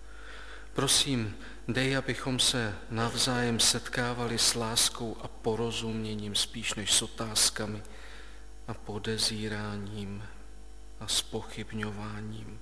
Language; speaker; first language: Czech; native; Czech